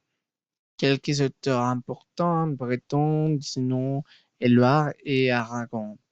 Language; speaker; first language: French; non-native, learner; Spanish